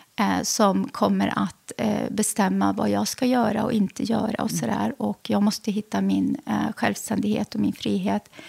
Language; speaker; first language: Swedish; early bilingual, other home language; Arabic